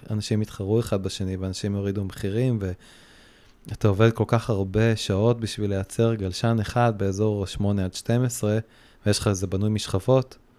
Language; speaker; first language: Hebrew; native; Hebrew